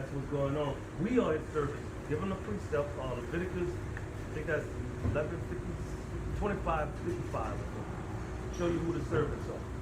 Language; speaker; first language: English; native; English